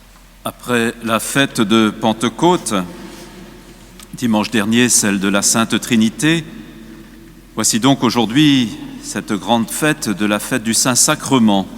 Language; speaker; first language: French; native; French